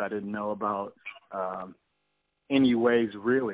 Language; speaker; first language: English; native; English